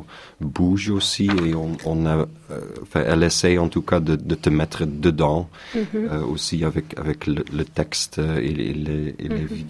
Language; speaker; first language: French; non-native, local second language; Dutch